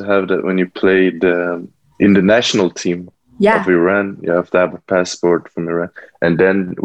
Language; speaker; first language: English; non-native, fluent; Swedish